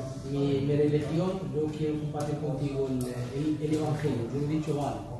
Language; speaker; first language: Spanish; non-native, learner; Arabic